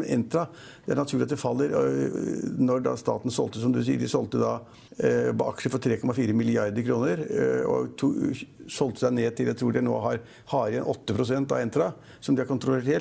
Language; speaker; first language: Norwegian; native; Norwegian